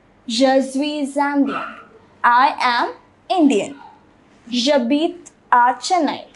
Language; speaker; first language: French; non-native, fluent; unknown